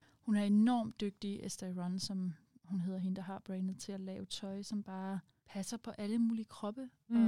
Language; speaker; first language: Danish; native; Danish